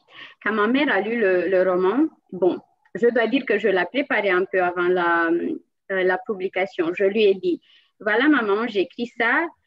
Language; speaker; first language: French; non-native, fluent; Romanian